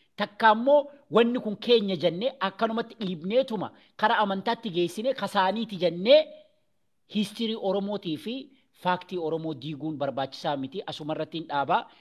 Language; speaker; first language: Oromo; native; Oromo